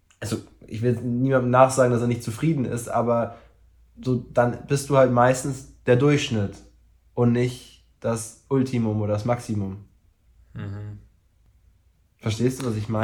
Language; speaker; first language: German; native; German